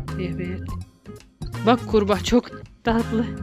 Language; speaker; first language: Turkish; non-native, learner; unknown